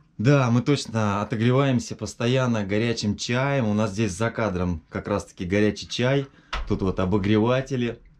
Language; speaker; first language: Russian; native; Russian